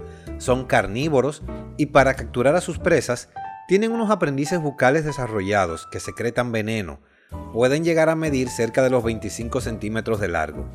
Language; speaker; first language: Spanish; native; Spanish